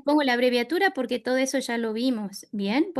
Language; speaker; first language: Spanish; native; Spanish